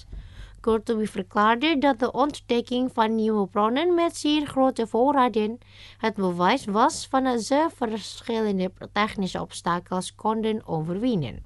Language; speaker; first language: Dutch; non-native, learner; Indonesian